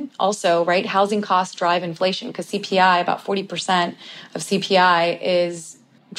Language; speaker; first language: English; native; English